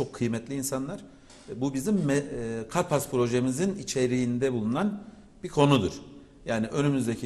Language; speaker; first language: Turkish; native; Turkish